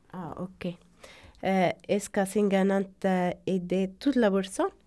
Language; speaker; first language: French; non-native, learner; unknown